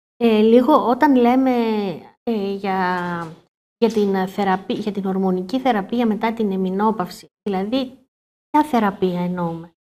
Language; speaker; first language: Greek; native; Greek